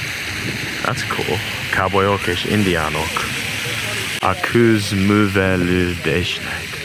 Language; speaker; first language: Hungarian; non-native, learner; English